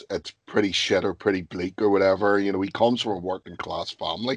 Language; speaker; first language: English; native; English